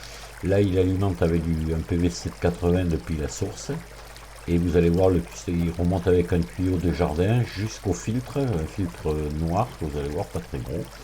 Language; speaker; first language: French; native; French